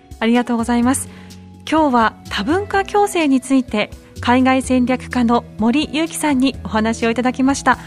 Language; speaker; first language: Japanese; native; Japanese